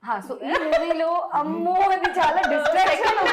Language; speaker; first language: Telugu; non-native, local second language; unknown